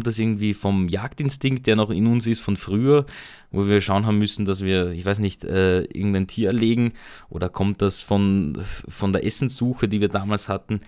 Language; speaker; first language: German; native; German